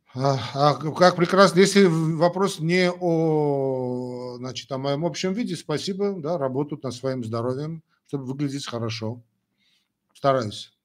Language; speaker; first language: Russian; non-native, local second language; Armenian